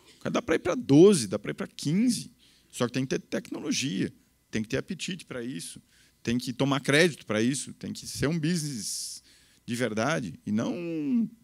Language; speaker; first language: Portuguese; native; Portuguese